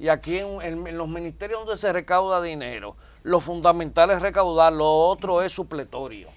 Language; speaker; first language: Spanish; native; Spanish